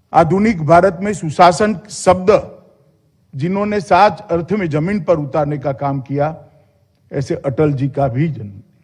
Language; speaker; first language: Hindi; non-native, local second language; Gujarati